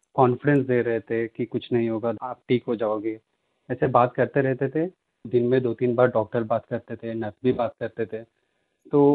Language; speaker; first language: Hindi; non-native, local second language; Telugu